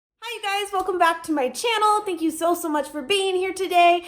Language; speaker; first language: English; native; English